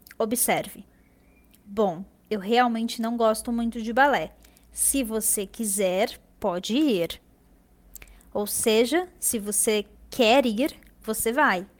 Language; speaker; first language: Portuguese; native; Portuguese